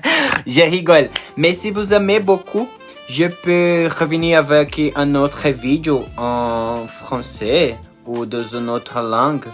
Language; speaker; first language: French; non-native, learner; Portuguese